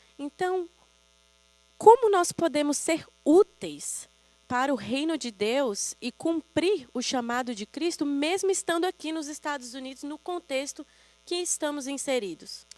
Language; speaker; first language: Portuguese; native; Portuguese